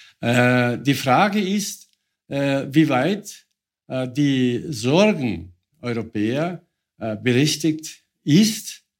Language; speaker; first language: German; non-native, fluent; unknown